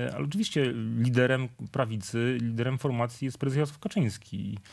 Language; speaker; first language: Polish; native; Polish